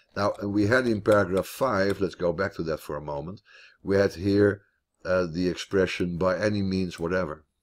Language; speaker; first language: English; non-native, fluent; Dutch